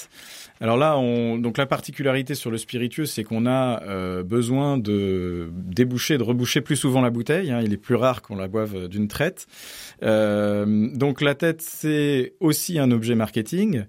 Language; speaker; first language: French; native; French